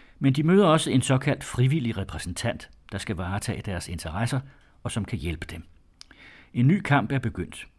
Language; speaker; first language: Danish; native; Danish